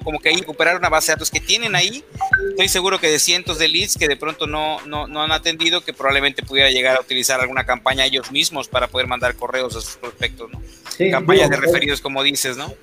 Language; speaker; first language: Spanish; native; Spanish